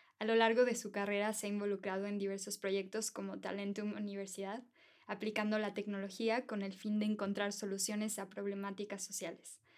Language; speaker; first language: Spanish; native; Spanish